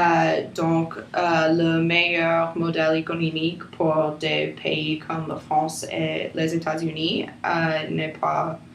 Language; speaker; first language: French; non-native, learner; English